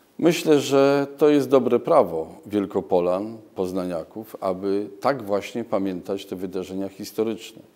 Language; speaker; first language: Polish; native; Polish